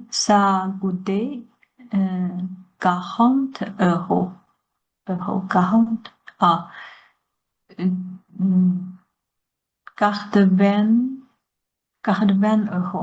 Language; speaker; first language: French; non-native, learner; Chinese